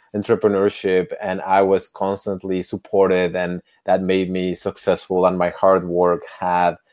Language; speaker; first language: English; non-native, fluent; Spanish